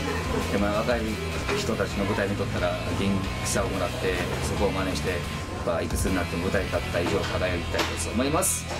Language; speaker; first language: Japanese; native; Japanese